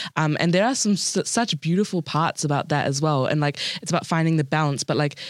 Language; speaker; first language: English; native; English